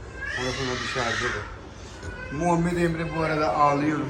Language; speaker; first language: Turkish; non-native, learner; Urdu